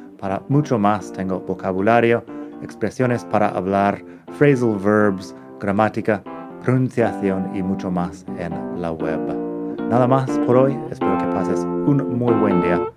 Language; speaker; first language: Spanish; non-native, fluent; English